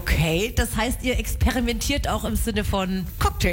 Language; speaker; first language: German; native; German